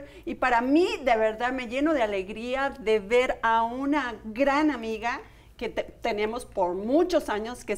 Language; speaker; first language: Spanish; native; Spanish